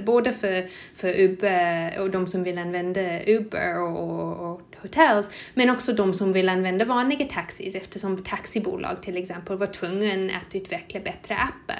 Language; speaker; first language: Swedish; non-native, fluent; English